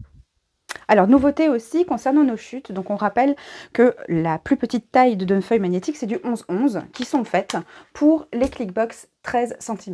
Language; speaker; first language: French; native; French